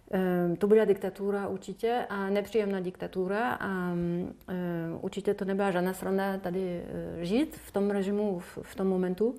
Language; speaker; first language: Czech; non-native, fluent; French